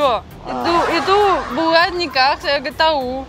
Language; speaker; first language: Indonesian; non-native, learner; Russian